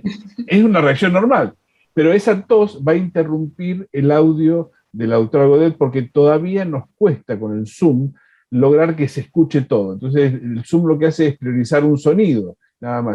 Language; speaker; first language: Spanish; native; Spanish